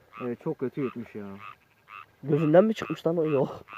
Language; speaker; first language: Turkish; native; Turkish